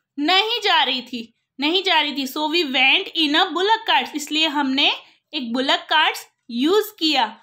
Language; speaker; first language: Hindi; non-native, local second language; Gujarati